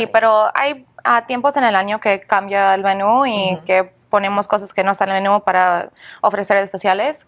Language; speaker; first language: Spanish; early bilingual, heritage; English